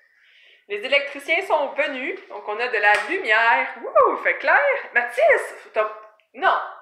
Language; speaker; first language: French; native; French